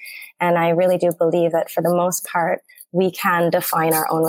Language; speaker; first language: English; native; English